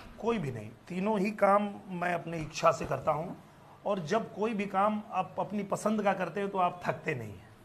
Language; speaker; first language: Hindi; native; Hindi